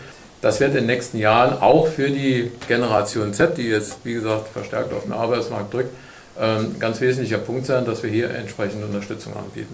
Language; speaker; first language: German; native; German